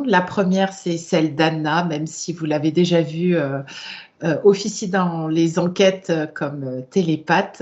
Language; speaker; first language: French; native; French